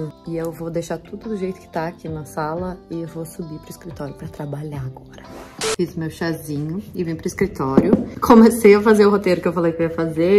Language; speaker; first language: Portuguese; native; Portuguese